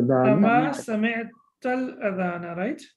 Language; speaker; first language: Arabic; non-native, fluent; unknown